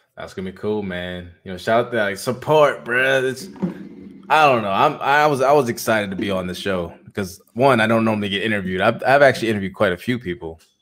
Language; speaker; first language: English; native; English